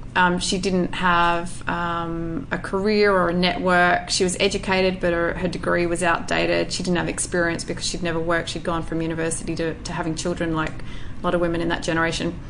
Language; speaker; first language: English; native; English